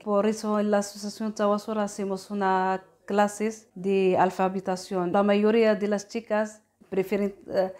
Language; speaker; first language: Spanish; non-native, learner; Arabic